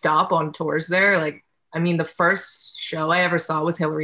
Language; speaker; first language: English; native; English